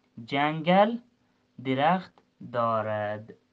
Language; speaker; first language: Persian; non-native, fluent; Urdu